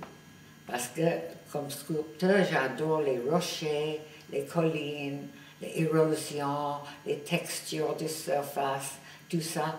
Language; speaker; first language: French; non-native, fluent; English